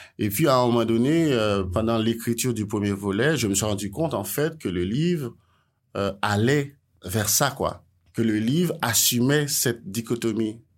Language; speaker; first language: French; non-native, local second language; Haitian Creole